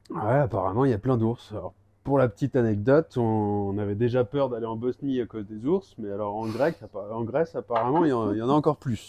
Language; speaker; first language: French; native; French